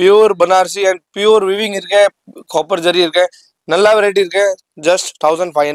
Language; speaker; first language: Tamil; non-native, local second language; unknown